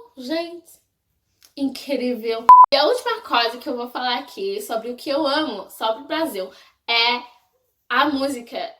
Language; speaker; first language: Portuguese; non-native, fluent; English